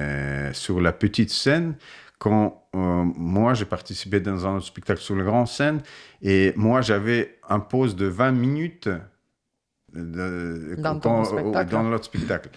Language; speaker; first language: French; non-native, fluent; Russian